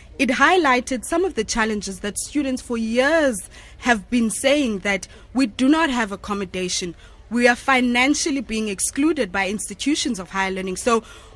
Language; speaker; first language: English; non-native, local second language; Xhosa